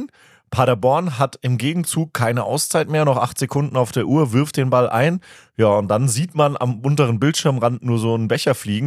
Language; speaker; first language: German; native; German